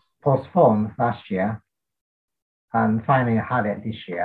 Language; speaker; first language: English; non-native, fluent; Japanese